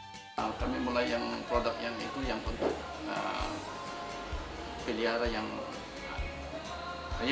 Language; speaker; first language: Indonesian; non-native, fluent; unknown